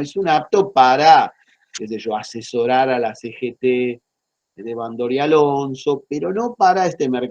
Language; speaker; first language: Spanish; native; Spanish